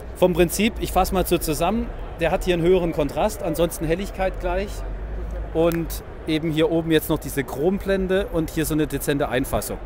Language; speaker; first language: German; native; German